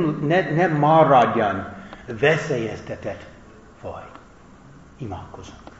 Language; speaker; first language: Hungarian; non-native, fluent; English